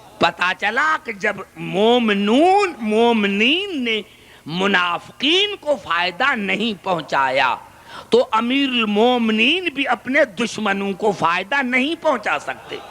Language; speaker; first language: Urdu; non-native, local second language; Sindhi